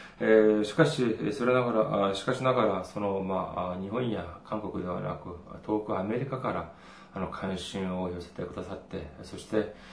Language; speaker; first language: Japanese; non-native, fluent; Korean